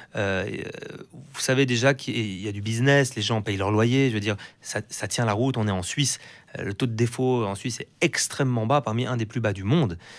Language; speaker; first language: French; native; French